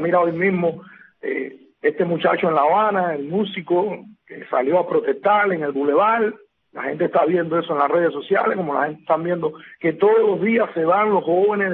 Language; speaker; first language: Spanish; native; Spanish